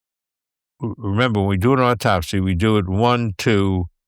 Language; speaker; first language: English; native; English